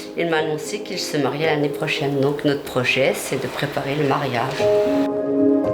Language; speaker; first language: French; native; French